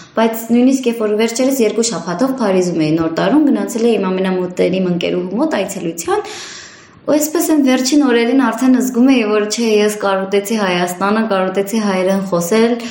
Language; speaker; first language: Armenian; early bilingual, heritage; Armenian